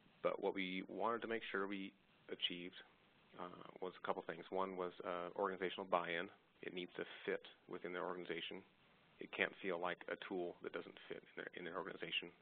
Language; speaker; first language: English; native; English